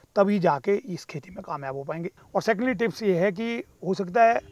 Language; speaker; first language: Hindi; native; Hindi